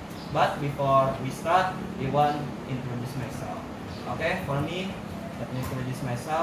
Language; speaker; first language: English; non-native, learner; Indonesian